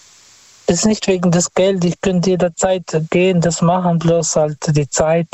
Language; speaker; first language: German; non-native, fluent; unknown